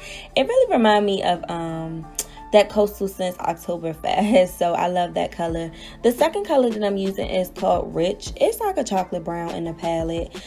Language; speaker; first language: English; native; English